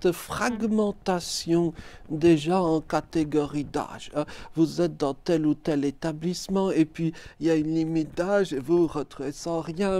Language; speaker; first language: French; native; French